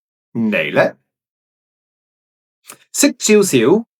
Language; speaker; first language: Cantonese; non-native, learner; English